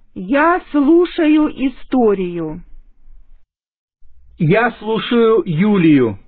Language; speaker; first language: Russian; non-native, fluent; Chinese